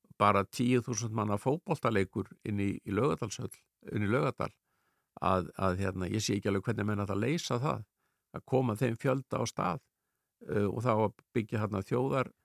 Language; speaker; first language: Icelandic; native; Icelandic